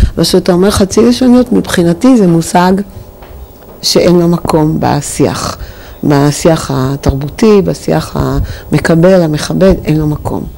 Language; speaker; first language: Hebrew; native; Hebrew